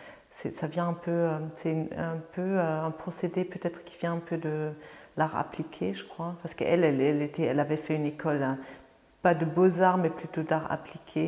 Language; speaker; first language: French; non-native, fluent; German